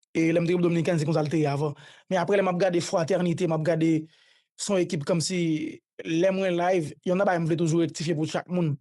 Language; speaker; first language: Haitian Creole; native; Haitian Creole